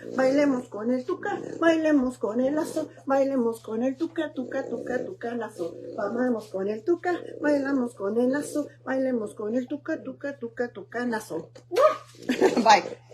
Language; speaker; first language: Spanish; early bilingual, heritage; Spanish